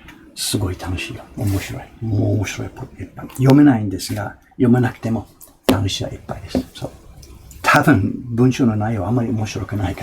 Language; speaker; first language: Japanese; non-native, fluent; English